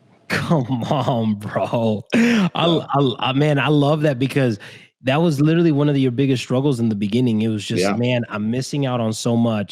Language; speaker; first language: English; native; English